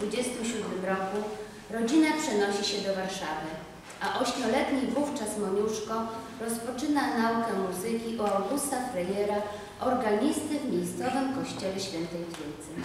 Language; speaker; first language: Polish; native; Polish